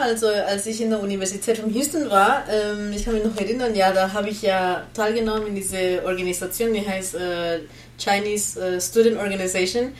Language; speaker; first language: German; non-native, learner; Spanish